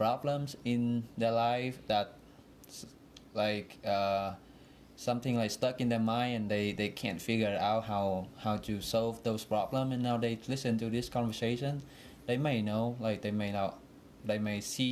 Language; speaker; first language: English; non-native, fluent; Vietnamese